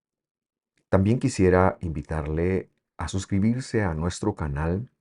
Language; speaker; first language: Spanish; native; Spanish